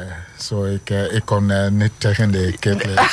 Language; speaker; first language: Dutch; non-native, learner; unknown